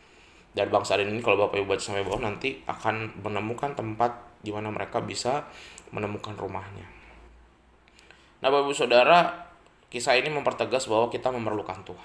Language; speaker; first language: Indonesian; native; Indonesian